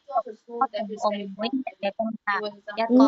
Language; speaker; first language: Cantonese; non-native, learner; Indonesian